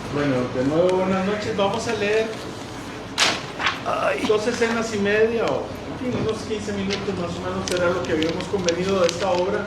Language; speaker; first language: Spanish; native; Spanish